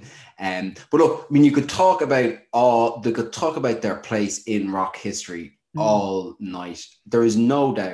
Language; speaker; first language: English; native; English